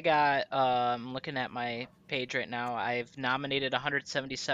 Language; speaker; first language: English; native; English